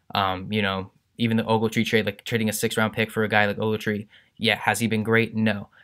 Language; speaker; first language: English; native; English